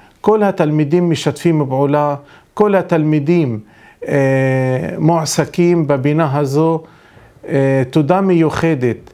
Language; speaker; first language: Hebrew; non-native, local second language; Arabic